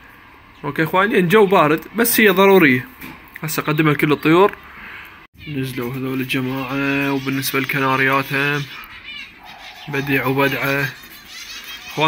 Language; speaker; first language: Arabic; native; Arabic